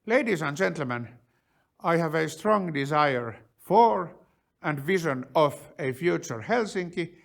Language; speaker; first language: English; non-native, fluent; Finnish